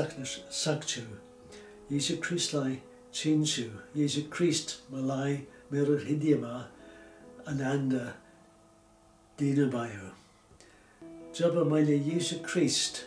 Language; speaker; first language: Nepali; non-native, fluent; English